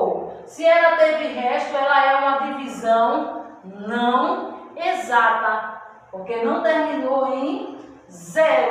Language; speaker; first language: Portuguese; native; Portuguese